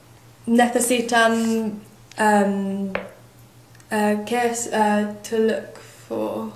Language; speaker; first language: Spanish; non-native, learner; English